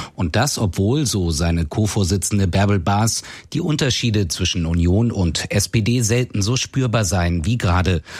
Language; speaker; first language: German; native; German